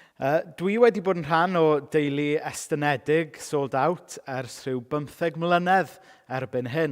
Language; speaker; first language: Welsh; native; Welsh